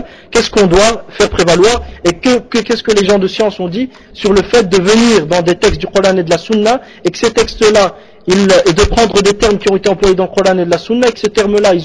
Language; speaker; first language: French; native; French